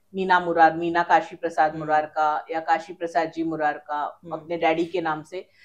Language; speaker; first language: Hindi; native; Hindi